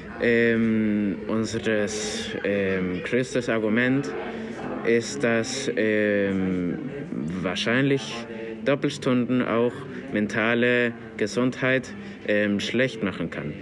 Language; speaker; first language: German; non-native, learner; Spanish